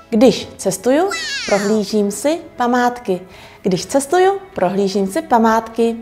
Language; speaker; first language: Czech; early bilingual, other home language; Vietnamese